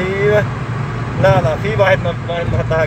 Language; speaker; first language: Arabic; non-native, learner; Urdu